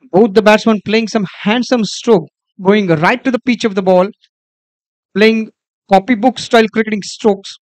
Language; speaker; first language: English; non-native, local second language; Marathi